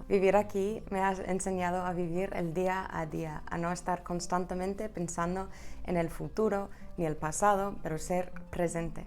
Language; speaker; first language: Spanish; non-native, fluent; English